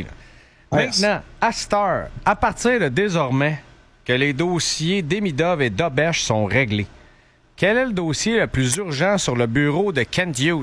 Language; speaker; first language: French; native; French